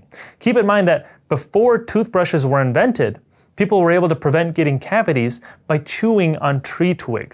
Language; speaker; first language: English; native; English